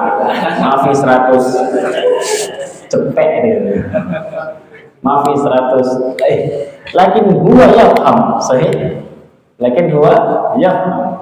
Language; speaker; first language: Arabic; non-native, fluent; Indonesian